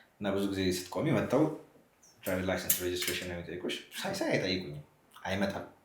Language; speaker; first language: Amharic; native; Amharic